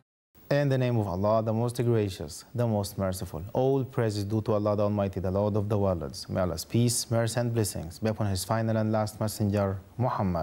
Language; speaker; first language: English; non-native, fluent; Arabic